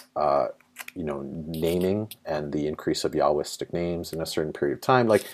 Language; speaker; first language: English; native; English